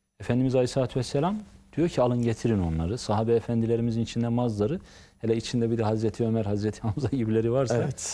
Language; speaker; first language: Turkish; native; Turkish